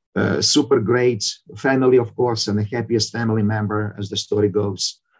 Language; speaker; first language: English; non-native, fluent; Ukrainian